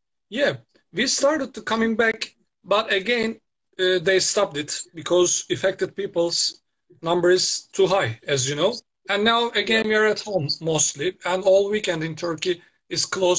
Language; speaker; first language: English; non-native, learner; Turkish